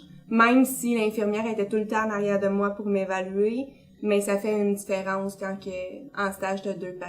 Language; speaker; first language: French; native; French